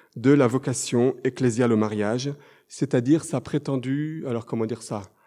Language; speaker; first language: French; native; French